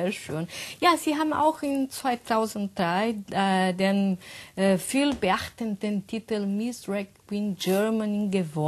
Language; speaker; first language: German; non-native, learner; Portuguese